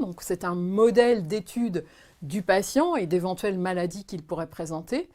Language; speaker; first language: French; native; French